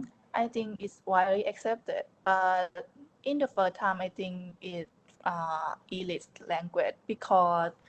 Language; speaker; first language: English; non-native, learner; Thai